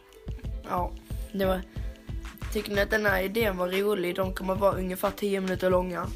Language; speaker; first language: Swedish; native; Swedish